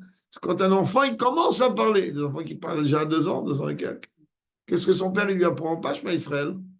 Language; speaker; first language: French; native; French